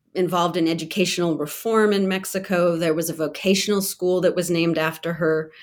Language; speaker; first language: English; native; English